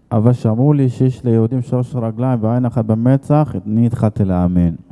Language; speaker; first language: Hebrew; non-native, fluent; Arabic